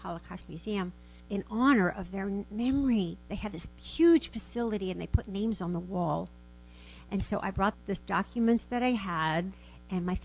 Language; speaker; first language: English; early bilingual, other home language; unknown